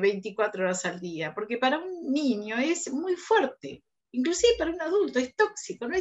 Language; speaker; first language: Spanish; native; Spanish